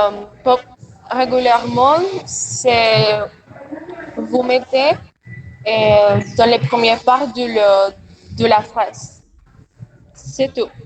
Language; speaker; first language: French; non-native, learner; Spanish